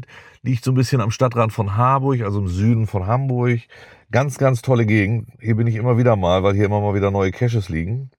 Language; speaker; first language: German; native; German